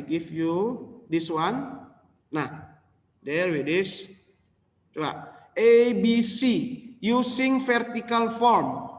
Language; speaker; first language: English; non-native, local second language; Indonesian